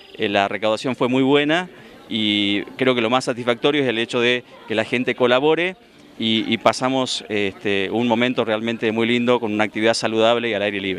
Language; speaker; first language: Spanish; native; Spanish